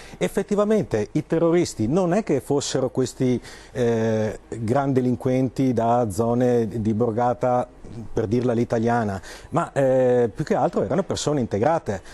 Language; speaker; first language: Italian; native; Italian